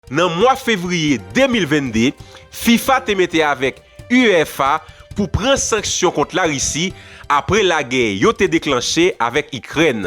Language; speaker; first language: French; non-native, local second language; Haitian Creole